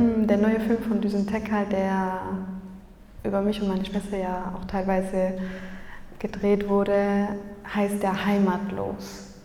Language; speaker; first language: German; early bilingual, other home language; Kurdish